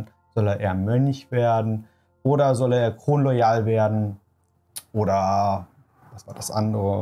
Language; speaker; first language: German; native; German